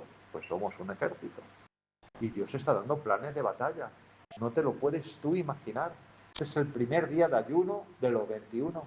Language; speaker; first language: Spanish; native; Spanish